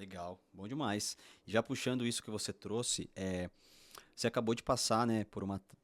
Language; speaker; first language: Portuguese; native; Portuguese